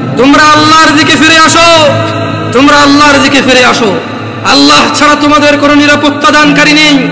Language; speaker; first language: Bangla; early bilingual, heritage; Bangla